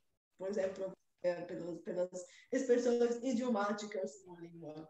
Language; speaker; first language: Portuguese; non-native, fluent; Bulgarian